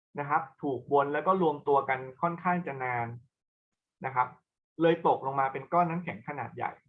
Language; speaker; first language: Thai; native; Thai